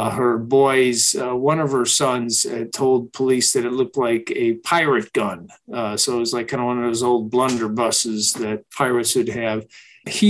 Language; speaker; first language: English; native; English